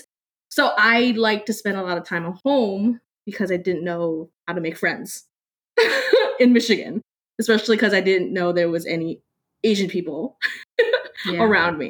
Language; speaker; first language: English; early bilingual, other home language; Cantonese